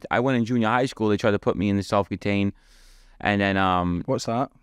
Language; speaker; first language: English; native; English